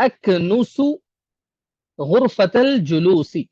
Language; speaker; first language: Arabic; non-native, fluent; Urdu